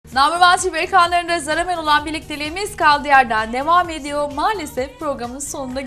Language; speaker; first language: Turkish; native; Turkish